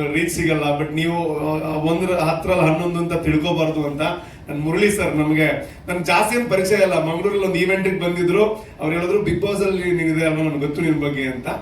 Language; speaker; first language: Kannada; non-native, local second language; Tulu